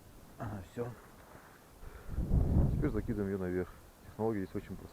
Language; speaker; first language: Russian; native; Russian